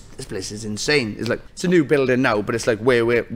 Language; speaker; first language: English; native; English